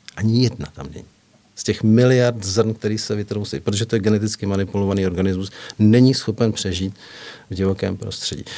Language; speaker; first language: Czech; native; Czech